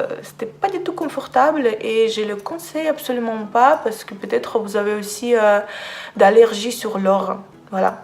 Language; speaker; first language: French; non-native, fluent; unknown